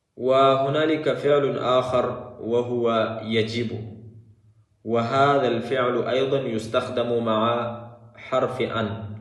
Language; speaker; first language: Arabic; non-native, fluent; Pashto